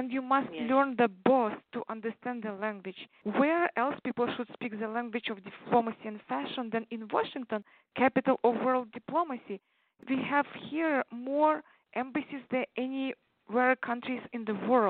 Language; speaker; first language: English; non-native, fluent; Tatar